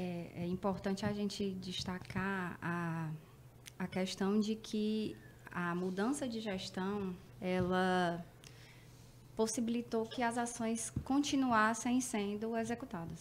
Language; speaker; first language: Portuguese; native; Portuguese